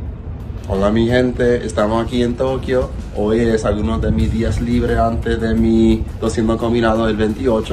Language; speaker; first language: Spanish; early bilingual, heritage; English